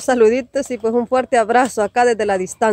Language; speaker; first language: Spanish; native; Spanish